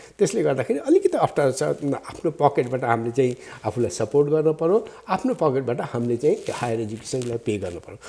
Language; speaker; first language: Nepali; native; Nepali